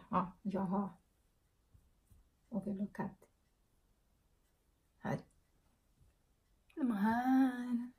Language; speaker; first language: Swedish; non-native, learner; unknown